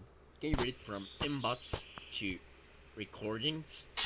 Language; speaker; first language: English; non-native, fluent; Spanish